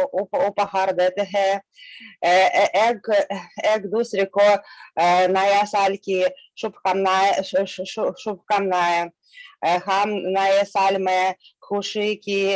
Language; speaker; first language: Hindi; non-native, learner; Russian